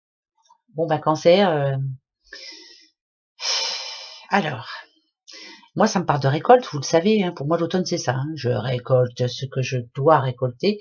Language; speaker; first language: French; native; French